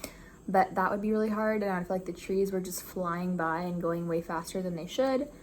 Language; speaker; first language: English; native; English